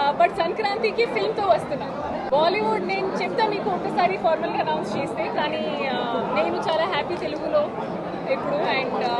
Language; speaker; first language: Telugu; non-native, learner; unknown